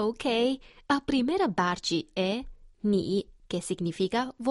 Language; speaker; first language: Portuguese; non-native, fluent; Chinese